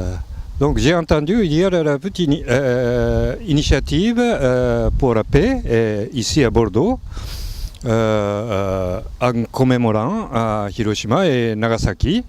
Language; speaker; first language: French; non-native, fluent; Japanese